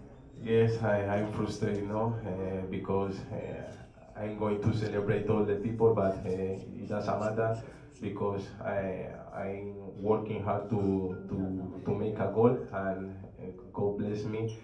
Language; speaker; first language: English; non-native, learner; Spanish